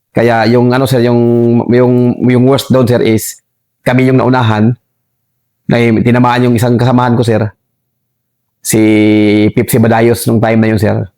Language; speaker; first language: Filipino; non-native, local second language; Cebuano